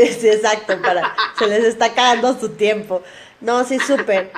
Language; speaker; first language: Spanish; native; Spanish